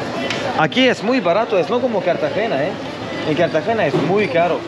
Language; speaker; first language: Spanish; non-native, learner; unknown